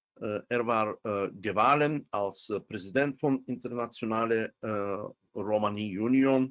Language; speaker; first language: German; non-native, fluent; Romany